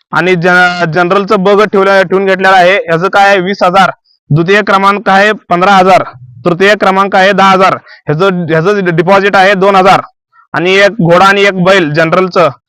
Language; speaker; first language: Marathi; non-native, local second language; Kannada